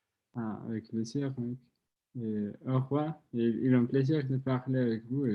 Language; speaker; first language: French; non-native, learner; Spanish